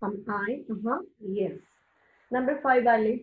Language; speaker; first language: English; non-native, learner; Spanish